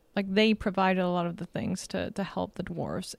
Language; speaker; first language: English; non-native, fluent; German